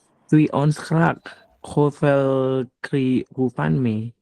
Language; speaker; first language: Dutch; non-native, learner; Indonesian